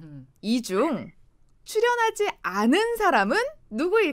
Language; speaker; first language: Korean; native; Korean